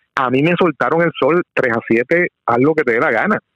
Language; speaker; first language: Spanish; native; Spanish